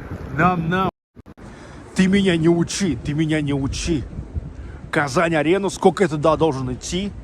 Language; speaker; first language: Russian; native; Russian